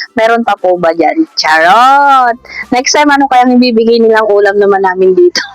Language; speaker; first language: Filipino; non-native, local second language; Iloko